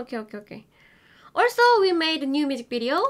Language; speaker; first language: English; non-native, learner; Korean